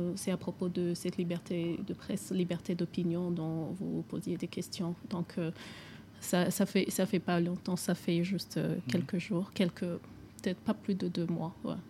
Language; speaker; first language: French; non-native, local second language; Rundi